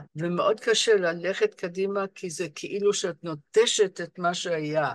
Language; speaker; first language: Hebrew; non-native, fluent; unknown